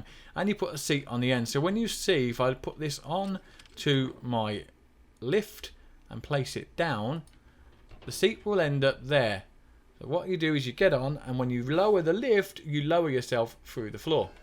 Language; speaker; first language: English; native; English